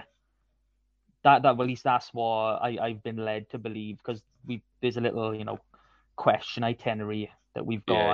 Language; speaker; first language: English; native; English